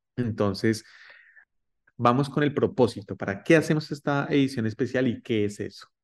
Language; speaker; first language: Spanish; native; Spanish